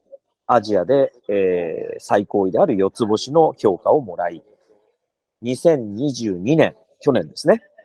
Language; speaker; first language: Japanese; native; Japanese